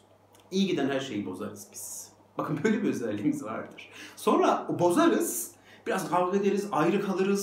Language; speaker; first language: Turkish; native; Turkish